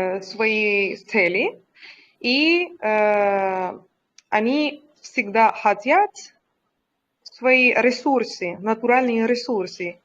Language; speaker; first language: Russian; non-native, learner; Spanish